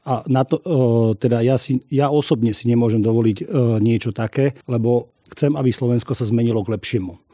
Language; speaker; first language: Slovak; non-native, local second language; Hungarian